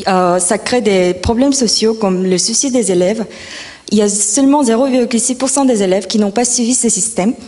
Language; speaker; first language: French; non-native, fluent; Korean